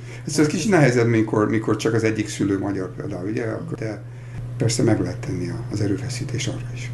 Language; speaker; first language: Hungarian; early bilingual, heritage; Hungarian